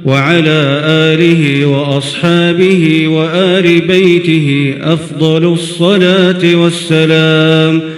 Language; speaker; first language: Arabic; native; Arabic